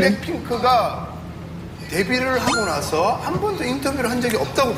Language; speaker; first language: Korean; native; Korean